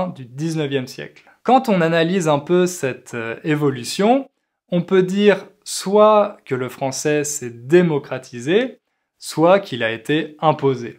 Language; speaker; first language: French; native; French